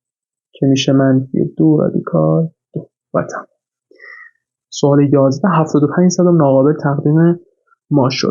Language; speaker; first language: Persian; native; Persian